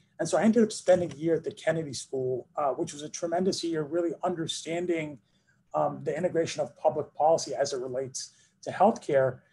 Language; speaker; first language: English; native; English